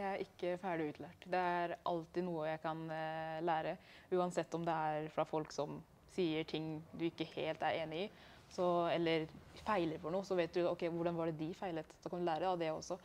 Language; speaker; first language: Norwegian; early bilingual, other home language; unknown